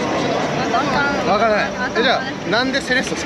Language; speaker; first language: Japanese; native; Japanese